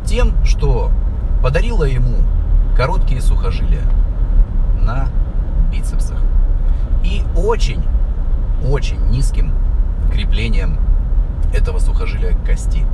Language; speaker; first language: Russian; native; Russian